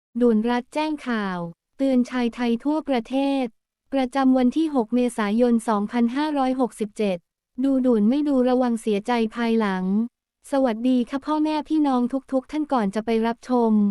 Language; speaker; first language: Thai; native; Thai